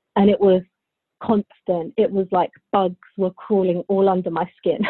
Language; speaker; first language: English; early bilingual, other home language; Bulgarian